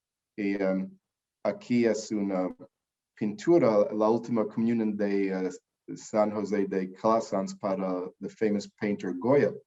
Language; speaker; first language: Spanish; non-native, learner; English